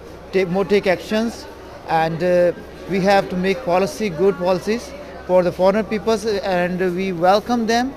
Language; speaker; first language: English; non-native, local second language; Urdu